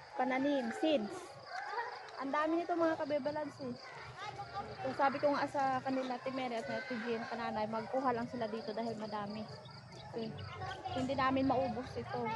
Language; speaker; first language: Filipino; non-native, local second language; Hiligaynon